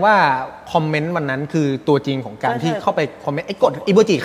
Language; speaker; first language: Thai; native; Thai